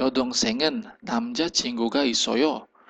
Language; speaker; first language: Korean; non-native, fluent; Indonesian